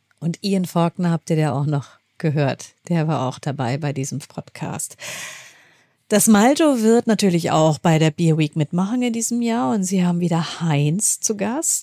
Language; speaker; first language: German; native; German